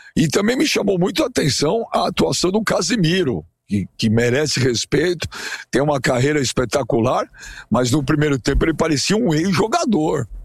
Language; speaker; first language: Portuguese; native; Portuguese